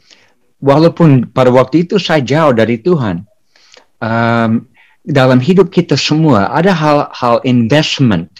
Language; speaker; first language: Indonesian; non-native, fluent; English